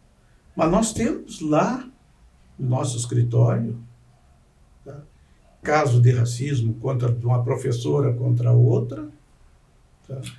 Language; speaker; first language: Portuguese; native; Portuguese